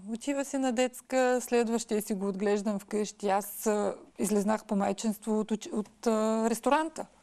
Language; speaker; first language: Bulgarian; early bilingual, heritage; Bulgarian